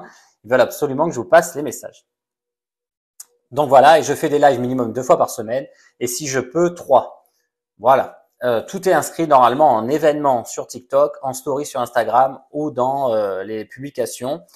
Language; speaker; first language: French; native; French